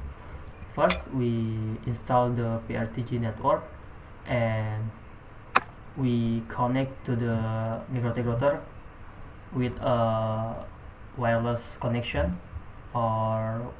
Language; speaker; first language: English; non-native, learner; Indonesian